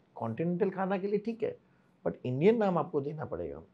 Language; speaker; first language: Hindi; non-native, local second language; Marathi